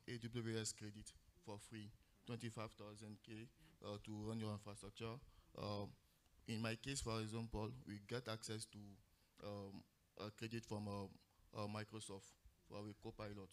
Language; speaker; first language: English; non-native, local second language; French